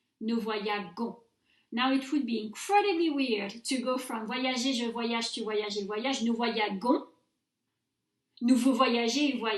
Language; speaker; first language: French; non-native, fluent; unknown